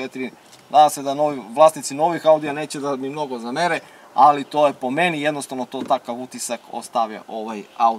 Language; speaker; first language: Serbian; native; Serbian